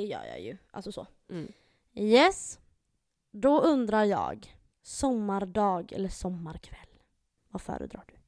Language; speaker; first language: Swedish; native; Swedish